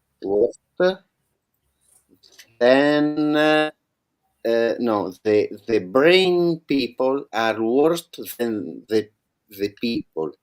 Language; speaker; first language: English; non-native, learner; Italian